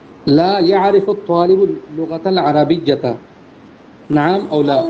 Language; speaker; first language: Arabic; non-native, fluent; Urdu